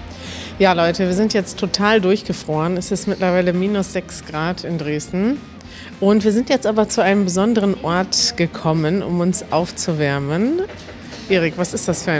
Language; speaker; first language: German; native; German